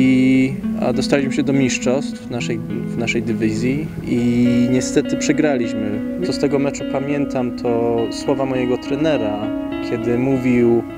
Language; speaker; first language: Polish; early bilingual, heritage; Polish